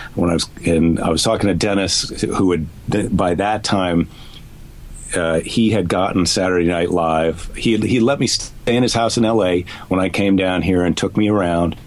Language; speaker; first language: English; native; English